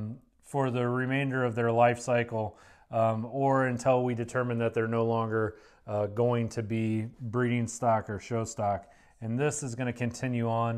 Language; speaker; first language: English; native; English